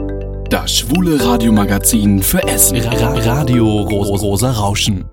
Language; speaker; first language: German; native; German